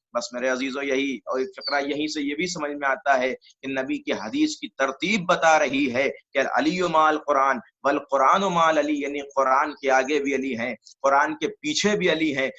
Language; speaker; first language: Urdu; native; Urdu